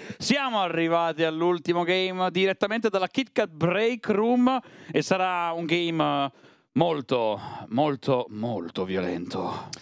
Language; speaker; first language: Italian; native; Italian